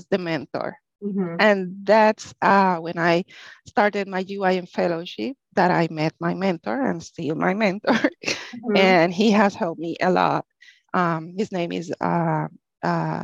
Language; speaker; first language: English; non-native, fluent; Spanish